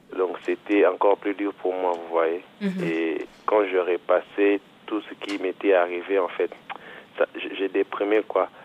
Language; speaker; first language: French; non-native, local second language; Lingala